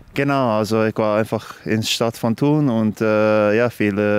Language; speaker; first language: German; non-native, learner; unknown